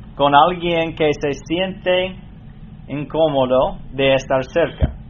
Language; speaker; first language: Spanish; non-native, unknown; English